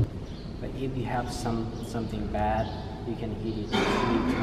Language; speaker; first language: English; non-native, learner; Lao